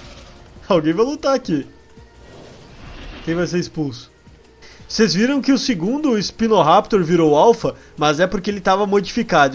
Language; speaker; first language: Portuguese; native; Portuguese